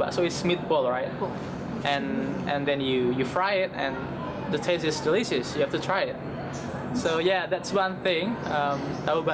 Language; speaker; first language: English; non-native, learner; Indonesian